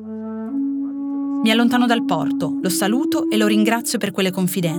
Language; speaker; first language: Italian; native; Italian